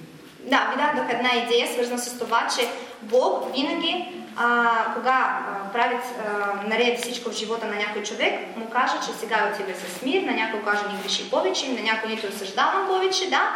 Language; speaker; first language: Bulgarian; non-native, fluent; Russian